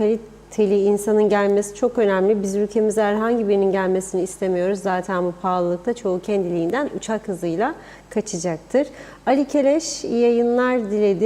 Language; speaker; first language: Turkish; native; Turkish